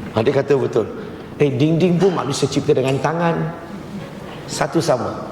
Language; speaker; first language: Malay; non-native, local second language; Chinese